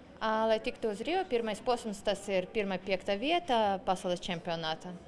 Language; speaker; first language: Latvian; non-native, local second language; Russian